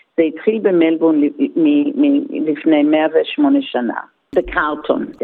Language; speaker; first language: Hebrew; non-native, fluent; Yiddish